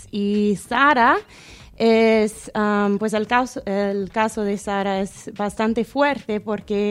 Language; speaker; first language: Spanish; non-native, fluent; English